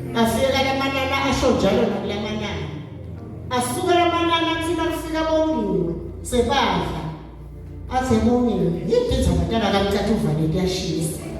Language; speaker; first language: Zulu; non-native, local second language; Swati